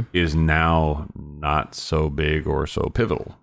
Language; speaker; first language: English; early bilingual, other home language; Persian